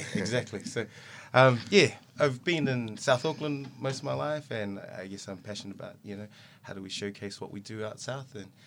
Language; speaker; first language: English; native; English